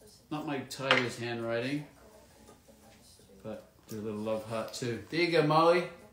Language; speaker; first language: English; native; English